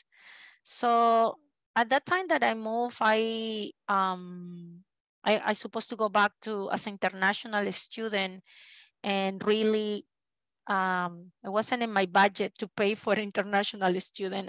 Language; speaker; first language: English; non-native, fluent; Spanish